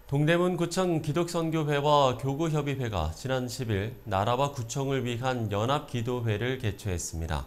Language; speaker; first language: Korean; native; Korean